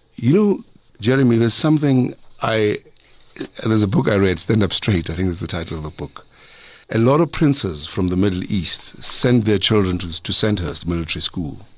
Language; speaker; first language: English; non-native, local second language; Zulu